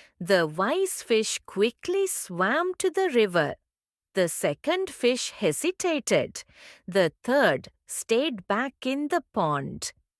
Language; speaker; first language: English; non-native, local second language; Tamil